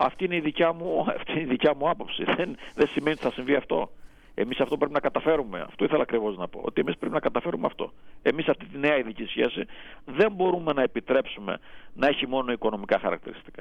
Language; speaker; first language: Greek; native; Greek